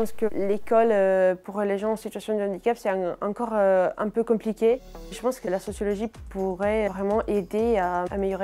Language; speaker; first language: French; non-native, fluent; Italian